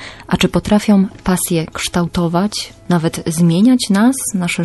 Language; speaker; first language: Polish; native; Polish